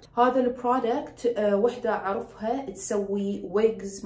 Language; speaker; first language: Arabic; native; Arabic